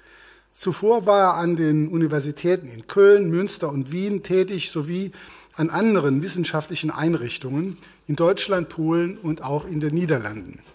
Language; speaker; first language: German; native; German